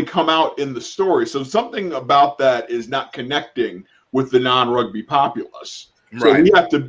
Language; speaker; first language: English; native; English